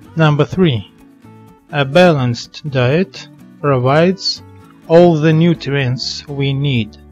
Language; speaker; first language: English; non-native, fluent; Russian